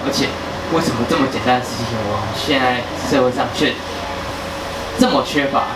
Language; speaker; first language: Chinese; native; Chinese